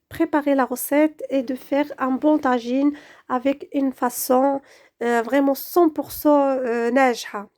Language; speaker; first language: French; non-native, local second language; Arabic